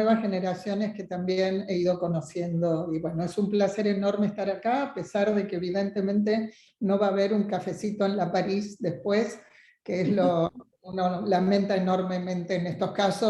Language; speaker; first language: Spanish; native; Spanish